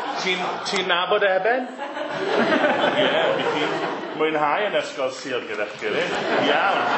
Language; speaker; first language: Welsh; native; Welsh